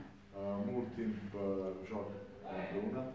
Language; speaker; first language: Romanian; non-native, fluent; Serbian